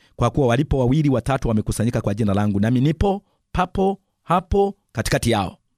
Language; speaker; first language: Swahili; native; Swahili